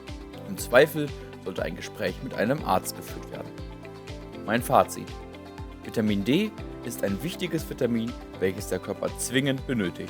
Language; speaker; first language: German; native; German